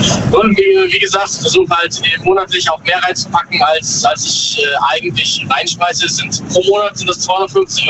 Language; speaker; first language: German; native; German